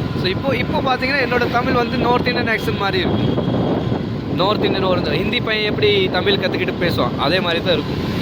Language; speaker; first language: Tamil; early bilingual, heritage; Tamil